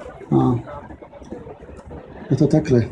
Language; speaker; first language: Czech; non-native, fluent; Hebrew